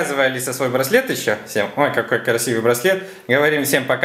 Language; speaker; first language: Russian; native; Russian